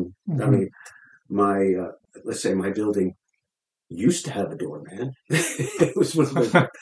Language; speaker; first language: English; native; English